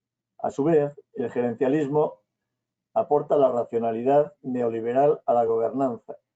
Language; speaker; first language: Spanish; native; Spanish